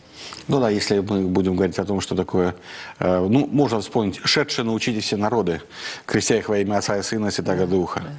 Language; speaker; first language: Russian; native; Russian